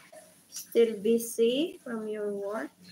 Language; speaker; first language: English; non-native, learner; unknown